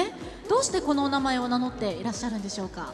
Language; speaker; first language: Japanese; native; Japanese